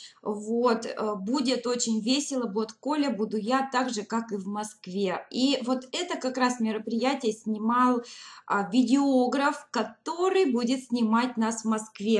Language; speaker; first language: Russian; native; Russian